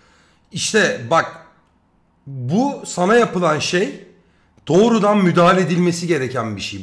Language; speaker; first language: Turkish; native; Turkish